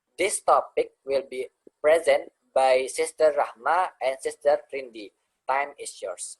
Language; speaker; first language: English; non-native, learner; Indonesian